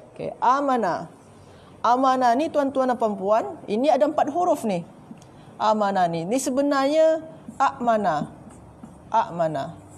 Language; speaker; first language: Malay; native; Malay